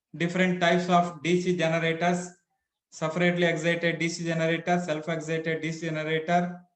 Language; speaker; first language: English; non-native, local second language; Kannada